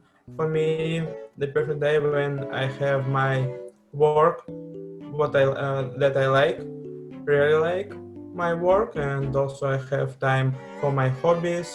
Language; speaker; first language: English; non-native, fluent; Russian